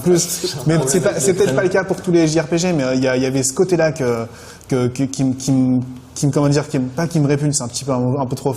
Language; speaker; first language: French; native; French